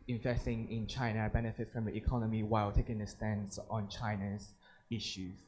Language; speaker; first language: English; native; English